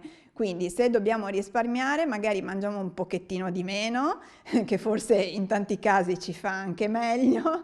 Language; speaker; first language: Italian; native; Italian